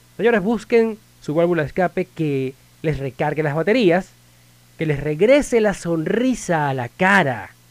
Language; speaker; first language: Spanish; native; Spanish